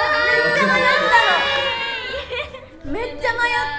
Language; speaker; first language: Japanese; native; Japanese